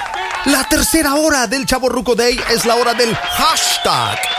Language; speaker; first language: Spanish; native; Spanish